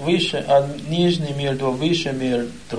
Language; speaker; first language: Russian; non-native, learner; Chinese